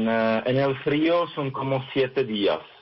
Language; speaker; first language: Spanish; non-native, fluent; Czech